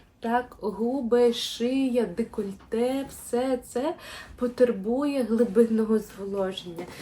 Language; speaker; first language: Ukrainian; non-native, local second language; Russian